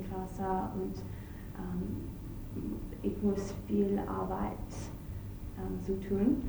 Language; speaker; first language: German; non-native, learner; English